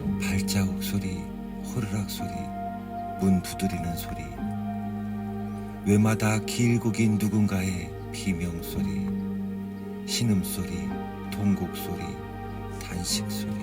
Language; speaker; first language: Korean; native; Korean